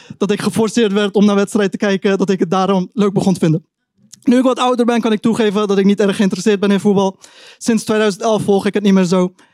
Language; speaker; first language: Dutch; early bilingual, other home language; Turkish